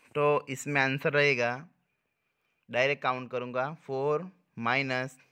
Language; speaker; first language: Hindi; non-native, local second language; Gujarati